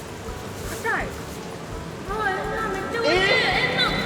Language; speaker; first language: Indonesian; non-native, learner; Japanese